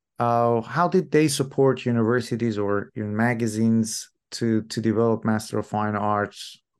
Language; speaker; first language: English; non-native, fluent; Persian